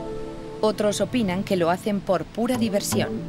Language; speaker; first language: Spanish; native; Spanish